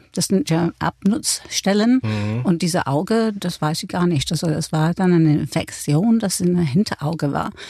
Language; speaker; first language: German; non-native, fluent; English